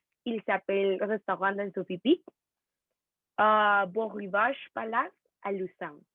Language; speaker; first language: French; non-native, learner; Spanish